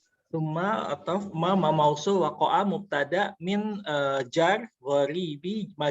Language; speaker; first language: Arabic; non-native, learner; Indonesian